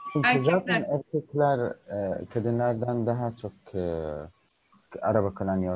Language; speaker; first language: Turkish; non-native, learner; Arabic